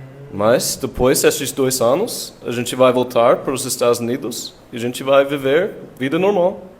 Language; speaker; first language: Portuguese; non-native, fluent; English